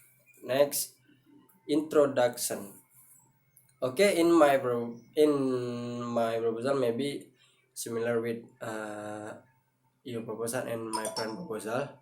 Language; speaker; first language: English; non-native, learner; Indonesian